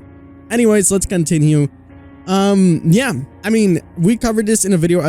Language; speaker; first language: English; native; English